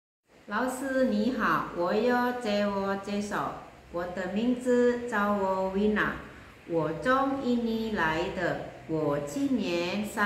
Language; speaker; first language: Chinese; non-native, learner; Indonesian